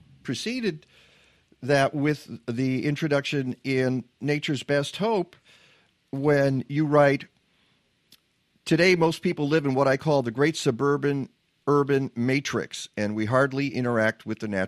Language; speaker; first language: English; native; English